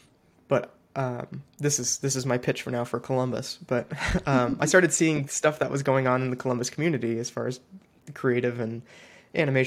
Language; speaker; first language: English; native; English